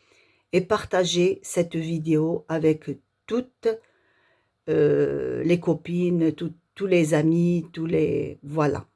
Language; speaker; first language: French; non-native, local second language; Arabic